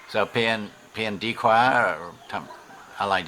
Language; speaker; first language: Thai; non-native, learner; English